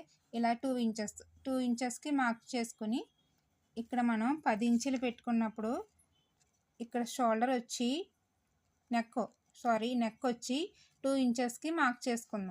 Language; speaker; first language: Telugu; native; Telugu